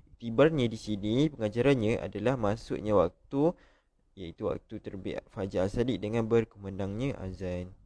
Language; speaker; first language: Malay; native; Malay